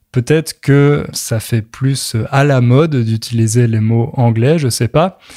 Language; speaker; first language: French; native; French